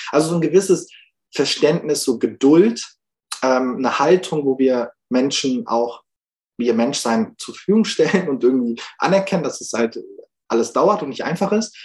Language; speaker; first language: German; early bilingual, other home language; Turkish